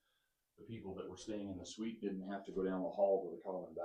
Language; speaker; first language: English; native; English